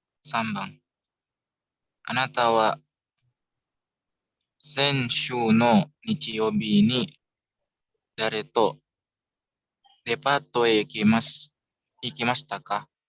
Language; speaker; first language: Japanese; non-native, learner; Indonesian